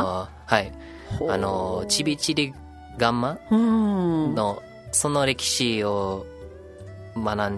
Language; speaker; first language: Japanese; non-native, learner; English